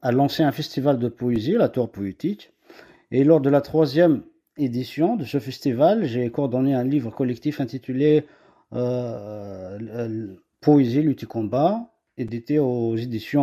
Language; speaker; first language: French; non-native, local second language; Kabyle